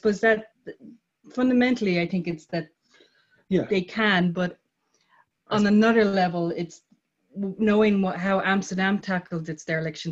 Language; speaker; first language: English; native; English